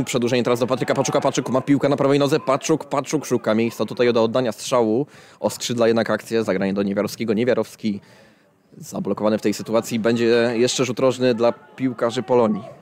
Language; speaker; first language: Polish; native; Polish